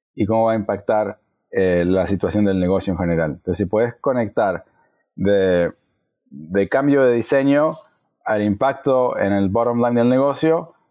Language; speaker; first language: Spanish; native; Spanish